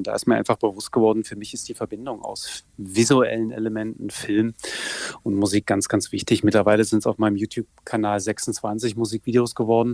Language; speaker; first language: German; native; German